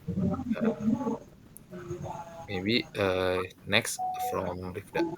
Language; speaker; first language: English; non-native, learner; Indonesian